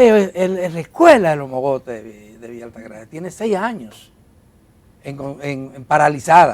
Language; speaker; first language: Spanish; native; Spanish